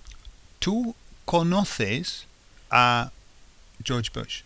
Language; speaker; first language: Spanish; non-native, fluent; English